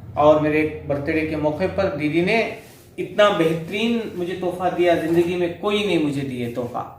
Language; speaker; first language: Urdu; native; Urdu